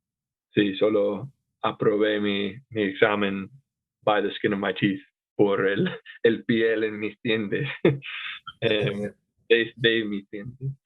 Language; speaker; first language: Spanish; non-native, fluent; English